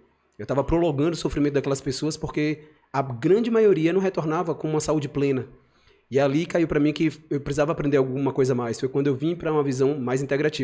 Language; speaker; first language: Portuguese; native; Portuguese